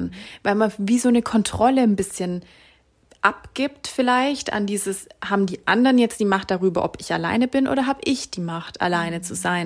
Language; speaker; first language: German; native; German